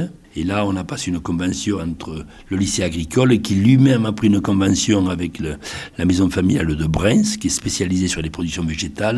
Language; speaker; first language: French; native; French